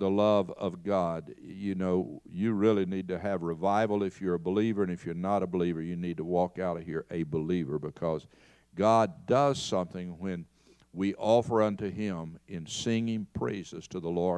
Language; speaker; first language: English; native; English